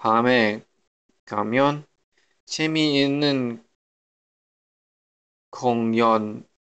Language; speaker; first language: Korean; non-native, learner; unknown